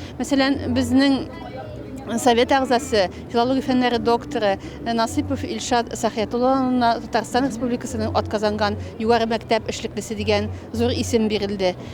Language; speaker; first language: Tatar; native; Tatar